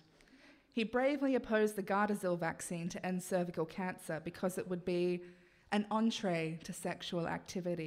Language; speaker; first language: English; native; English